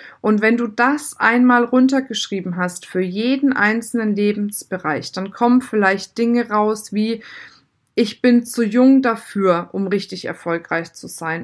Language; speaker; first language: German; native; German